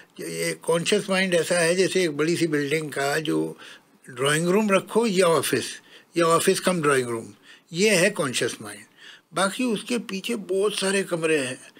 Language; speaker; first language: Hindi; native; Hindi